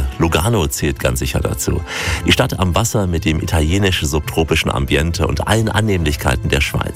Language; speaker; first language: German; native; German